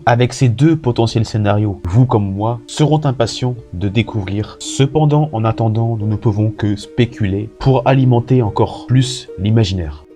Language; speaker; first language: French; native; French